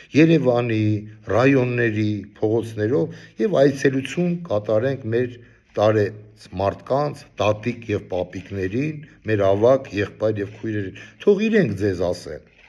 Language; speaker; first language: Armenian; native; Armenian